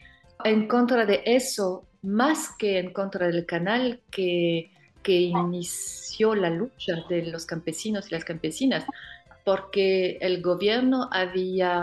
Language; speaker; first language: Spanish; non-native, fluent; French